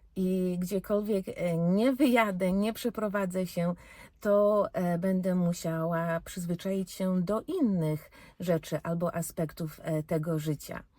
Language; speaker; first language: Polish; early bilingual, heritage; Polish